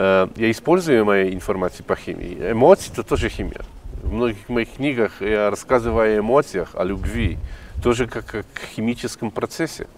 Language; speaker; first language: Russian; non-native, fluent; Polish